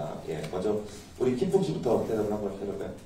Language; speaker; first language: Korean; native; Korean